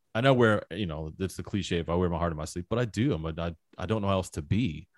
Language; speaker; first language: English; native; English